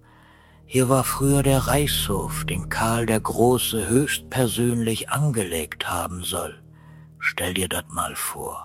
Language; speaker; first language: German; native; German